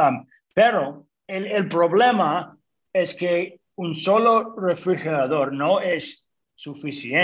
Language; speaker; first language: Spanish; early bilingual, other home language; English